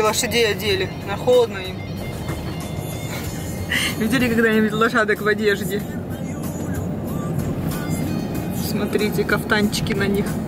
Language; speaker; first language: Russian; native; Russian